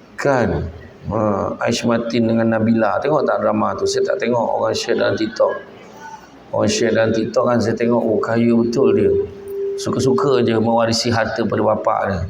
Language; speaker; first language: Malay; native; Malay